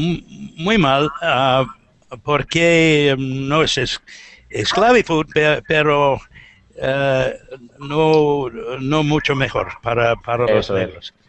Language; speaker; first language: Spanish; non-native, learner; English